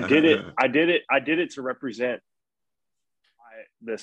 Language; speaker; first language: English; native; English